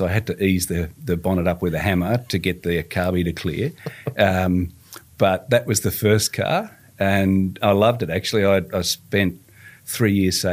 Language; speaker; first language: English; native; English